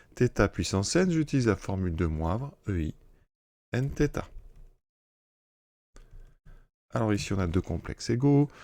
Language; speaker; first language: French; native; French